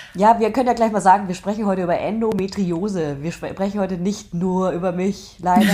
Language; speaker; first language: German; native; German